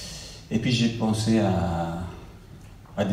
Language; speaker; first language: French; non-native, fluent; English